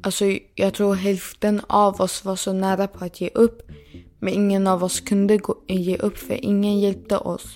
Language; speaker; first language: Swedish; early bilingual, other home language; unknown